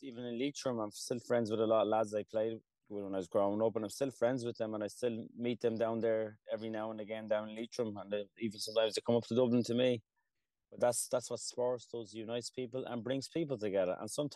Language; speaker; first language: English; early bilingual, other home language; Kurdish